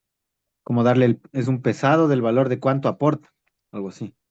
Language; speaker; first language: Spanish; native; Spanish